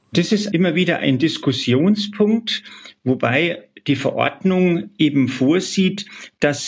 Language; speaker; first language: German; native; German